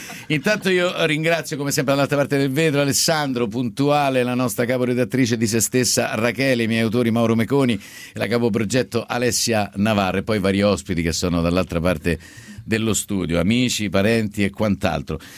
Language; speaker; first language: Italian; native; Italian